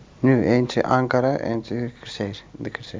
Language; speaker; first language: Dutch; non-native, learner; Turkish